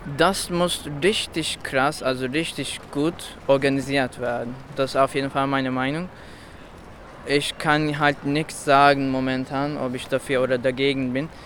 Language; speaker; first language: German; non-native, fluent; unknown